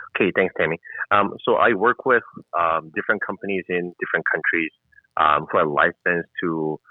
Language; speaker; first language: English; non-native, fluent; Korean